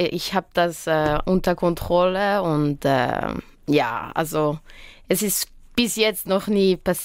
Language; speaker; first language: German; non-native, fluent; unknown